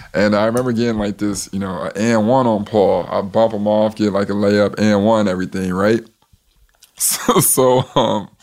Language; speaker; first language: English; native; English